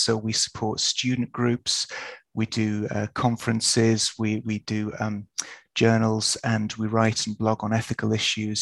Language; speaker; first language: English; native; English